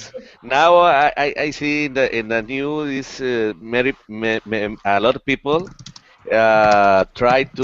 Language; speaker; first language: English; non-native, learner; Spanish